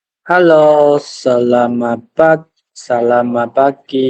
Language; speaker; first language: Indonesian; non-native, learner; Chinese